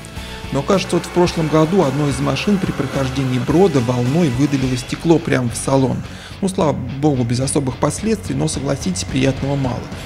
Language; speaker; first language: Russian; native; Russian